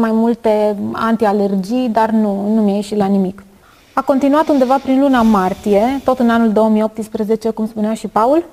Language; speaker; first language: Romanian; native; Romanian